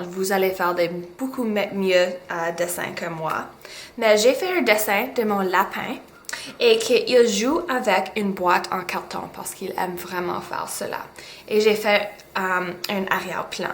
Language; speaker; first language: French; non-native, local second language; English